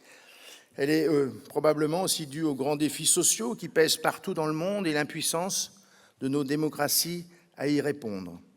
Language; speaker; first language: French; native; French